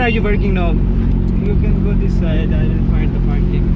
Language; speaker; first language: English; non-native, learner; Hindi